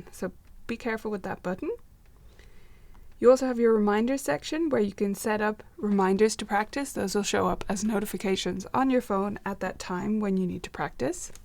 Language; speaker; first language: English; native; English